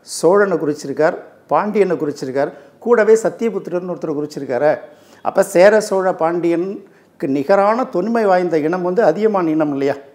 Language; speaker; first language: Tamil; native; Tamil